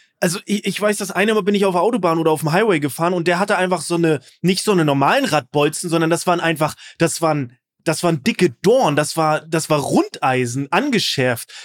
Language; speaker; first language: German; native; German